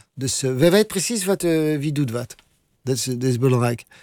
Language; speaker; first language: Dutch; non-native, learner; French